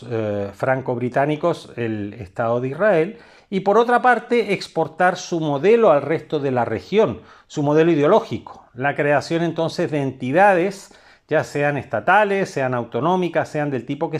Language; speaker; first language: Spanish; native; Spanish